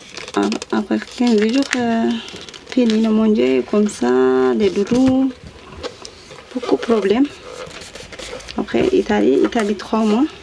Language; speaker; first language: French; non-native, learner; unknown